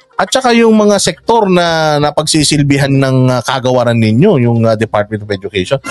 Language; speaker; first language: Filipino; non-native, local second language; Iloko